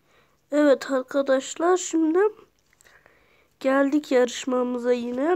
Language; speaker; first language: Turkish; native; Turkish